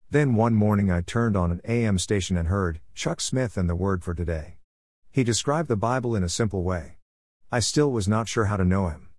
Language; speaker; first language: English; native; English